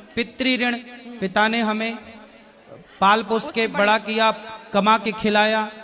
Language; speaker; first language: Hindi; native; Hindi